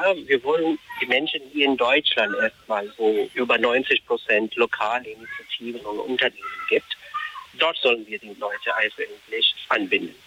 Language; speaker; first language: German; non-native, fluent; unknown